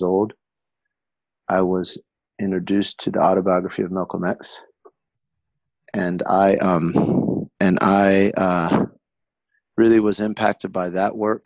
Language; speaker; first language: English; native; English